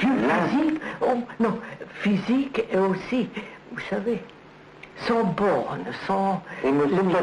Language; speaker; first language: French; non-native, learner; Telugu